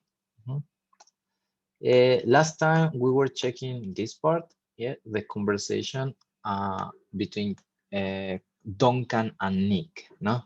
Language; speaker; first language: English; non-native, fluent; Spanish